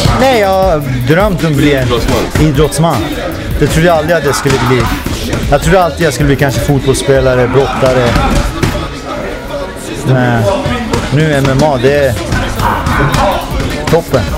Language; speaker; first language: Swedish; early bilingual, other home language; Persian